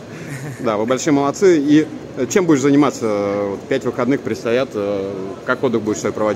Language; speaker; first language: Russian; native; Russian